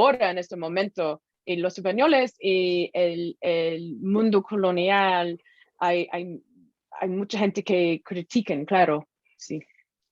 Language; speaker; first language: Spanish; non-native, fluent; English